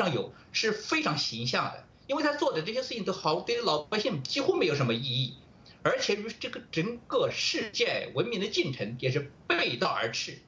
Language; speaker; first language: Chinese; native; Chinese